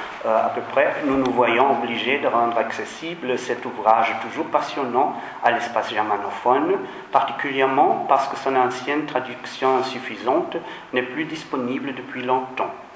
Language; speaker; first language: French; non-native, fluent; German